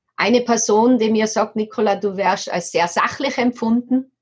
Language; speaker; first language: German; native; German